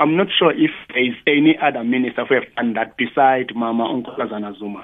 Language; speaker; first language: English; non-native, local second language; Xhosa